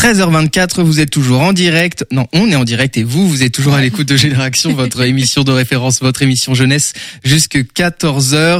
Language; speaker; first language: French; native; French